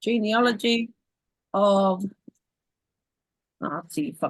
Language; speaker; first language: Māori; non-native, local second language; English